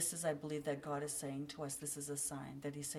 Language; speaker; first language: English; native; English